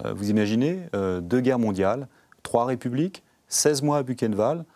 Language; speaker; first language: French; native; French